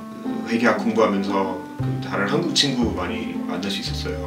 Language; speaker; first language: Korean; non-native, fluent; English